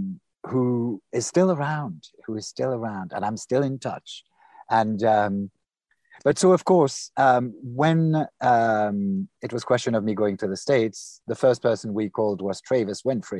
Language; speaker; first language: English; non-native, fluent; French